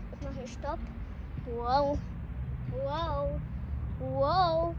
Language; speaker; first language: German; non-native, learner; Arabic